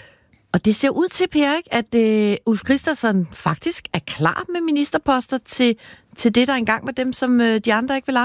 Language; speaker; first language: Danish; native; Danish